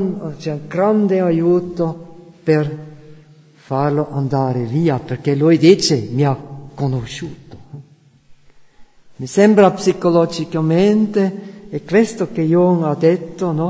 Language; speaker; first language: Italian; non-native, fluent; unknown